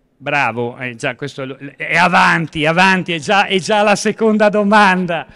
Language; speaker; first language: Italian; native; Italian